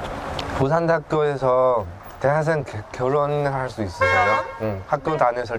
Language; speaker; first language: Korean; non-native, learner; Chinese